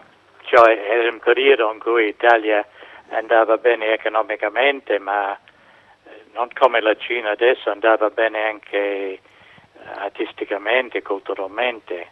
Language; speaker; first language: Italian; non-native, fluent; English